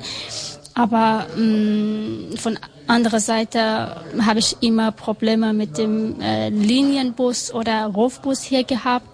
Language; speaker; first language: German; non-native, learner; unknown